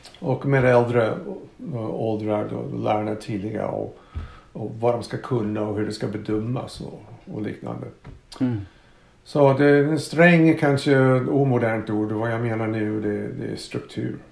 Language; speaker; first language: Swedish; non-native, fluent; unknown